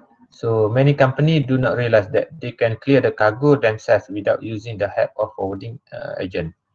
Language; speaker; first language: English; non-native, local second language; Malay